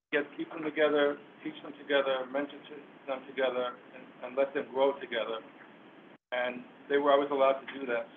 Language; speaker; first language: English; native; English